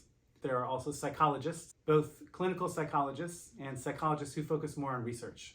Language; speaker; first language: English; native; English